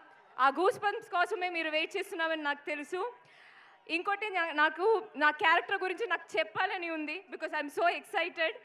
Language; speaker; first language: Telugu; non-native, learner; Malayalam